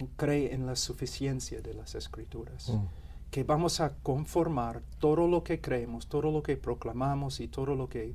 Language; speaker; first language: Spanish; non-native, fluent; English